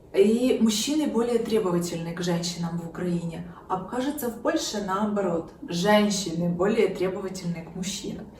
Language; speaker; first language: Russian; native; Russian